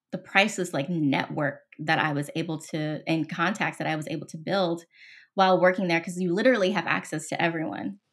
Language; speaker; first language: English; native; English